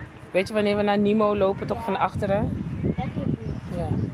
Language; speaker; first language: Dutch; early bilingual, other home language; Papiamento